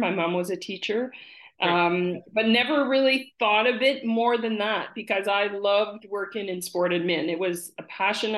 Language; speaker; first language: English; native; English